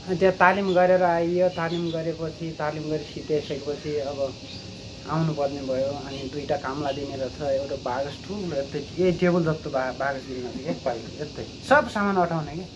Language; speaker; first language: Nepali; native; Nepali